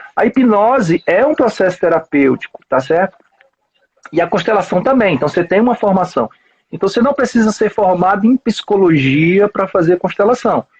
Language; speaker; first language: Portuguese; native; Portuguese